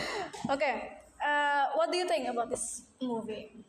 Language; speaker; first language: English; non-native, learner; Indonesian